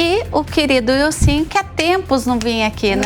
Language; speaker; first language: Portuguese; native; Portuguese